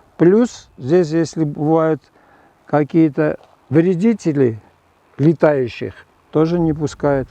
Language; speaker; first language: Russian; non-native, local second language; Armenian